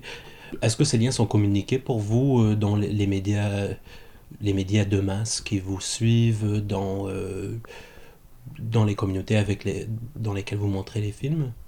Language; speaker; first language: French; native; French